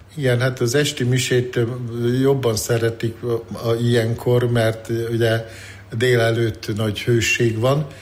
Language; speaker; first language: Hungarian; native; Hungarian